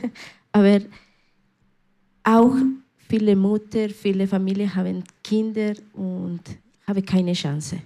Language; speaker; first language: German; non-native, learner; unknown